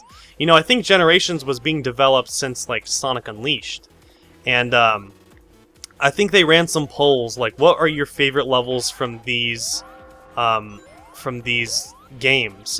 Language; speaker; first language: English; native; English